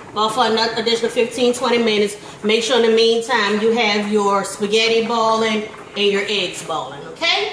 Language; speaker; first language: English; native; English